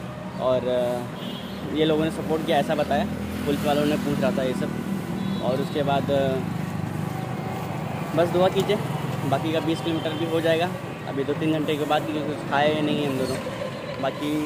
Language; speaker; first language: Hindi; native; Hindi